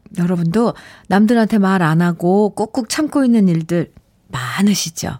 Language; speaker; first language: Korean; native; Korean